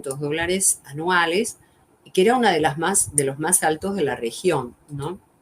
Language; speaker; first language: Spanish; native; Spanish